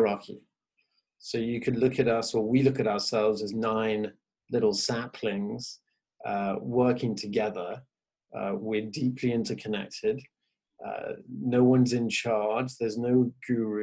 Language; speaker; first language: English; native; English